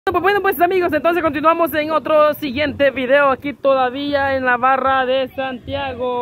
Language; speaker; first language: Spanish; native; Spanish